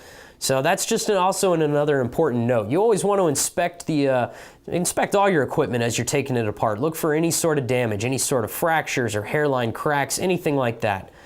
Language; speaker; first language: English; native; English